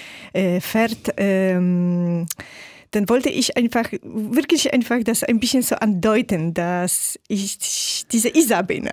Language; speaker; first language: German; non-native, fluent; Polish